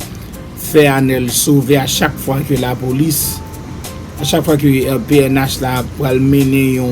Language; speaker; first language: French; non-native, local second language; Haitian Creole